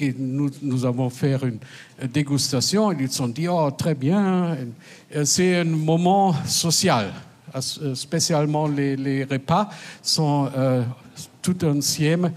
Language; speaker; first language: French; non-native, fluent; German